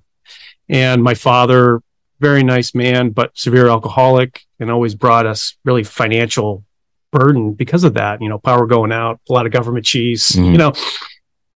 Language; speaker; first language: English; native; English